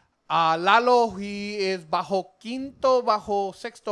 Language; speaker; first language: Spanish; early bilingual, heritage; Spanish